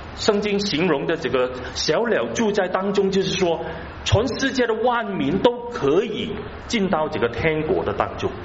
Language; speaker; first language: Chinese; non-native, local second language; Cantonese